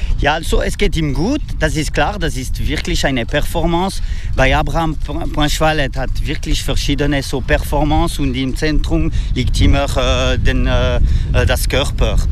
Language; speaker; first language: German; non-native, fluent; French